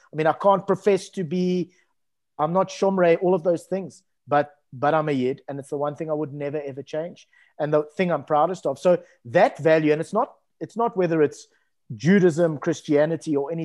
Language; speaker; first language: English; native; English